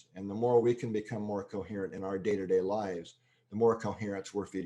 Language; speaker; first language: English; native; English